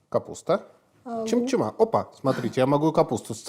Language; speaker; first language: Russian; native; Russian